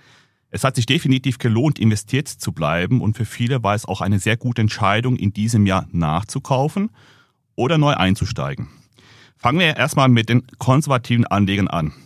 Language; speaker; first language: German; native; German